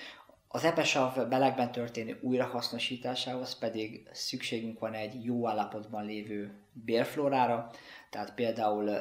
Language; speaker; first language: Hungarian; native; Hungarian